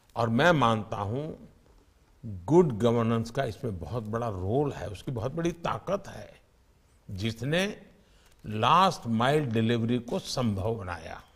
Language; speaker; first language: Hindi; non-native, local second language; Gujarati